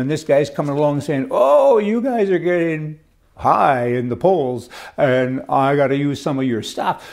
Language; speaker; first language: English; native; English